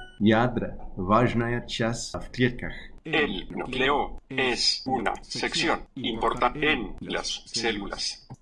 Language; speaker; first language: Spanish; non-native, learner; English